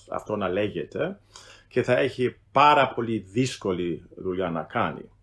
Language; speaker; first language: Greek; non-native, fluent; German